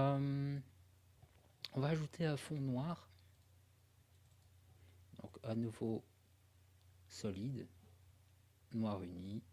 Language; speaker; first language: French; native; French